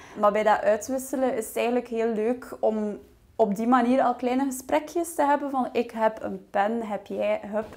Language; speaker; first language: Dutch; native; Dutch